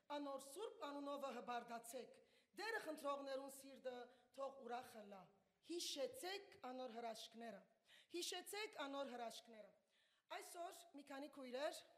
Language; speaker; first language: Armenian; early bilingual, heritage; Armenian